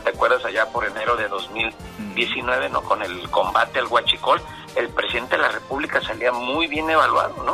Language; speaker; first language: Spanish; native; Spanish